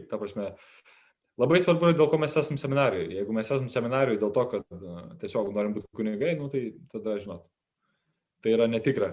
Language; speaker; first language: Lithuanian; native; Lithuanian